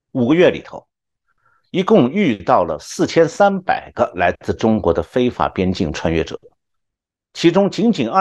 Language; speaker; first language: Chinese; native; Chinese